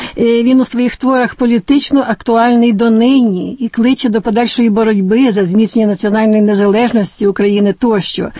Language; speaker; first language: Ukrainian; native; Ukrainian